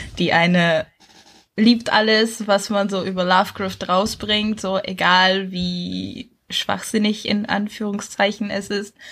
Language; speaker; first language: German; non-native, fluent; Czech